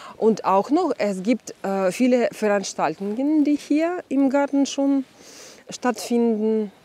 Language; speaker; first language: German; non-native, fluent; Ukrainian